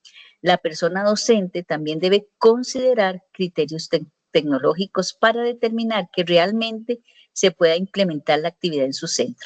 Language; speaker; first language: Spanish; native; Spanish